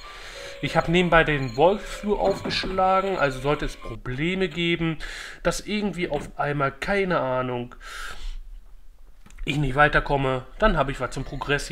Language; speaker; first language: German; native; German